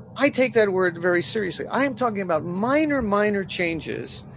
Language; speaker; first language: English; native; English